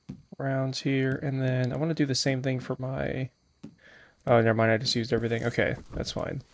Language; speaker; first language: English; native; English